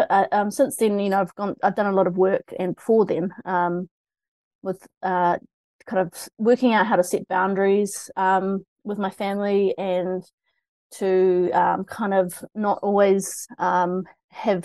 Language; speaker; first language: English; native; English